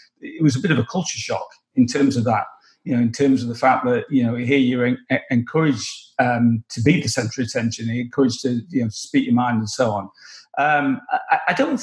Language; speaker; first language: English; native; English